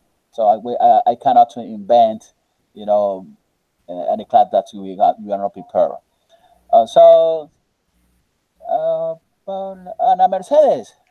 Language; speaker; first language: English; non-native, learner; Spanish